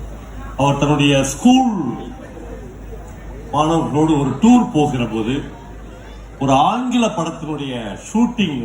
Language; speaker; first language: Tamil; native; Tamil